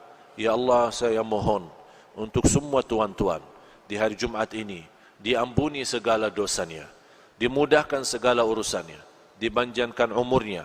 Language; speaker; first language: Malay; non-native, fluent; Arabic